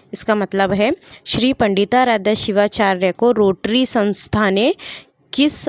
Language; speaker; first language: Hindi; non-native, local second language; Kannada